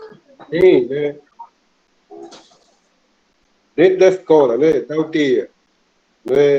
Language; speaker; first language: Portuguese; non-native, local second language; Kayapó